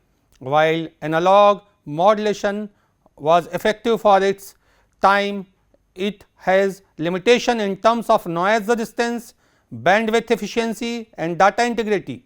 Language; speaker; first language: English; non-native, local second language; Hindi